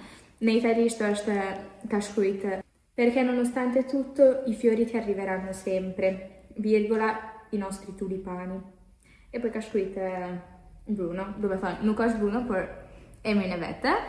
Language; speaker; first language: Albanian; early bilingual, heritage; Albanian